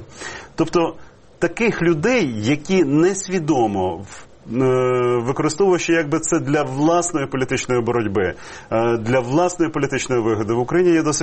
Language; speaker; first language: Ukrainian; native; Ukrainian